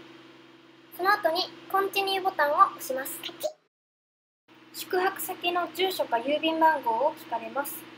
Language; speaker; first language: Japanese; early bilingual, heritage; Japanese